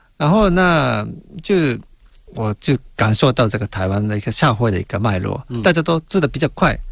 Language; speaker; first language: Chinese; non-native, fluent; Japanese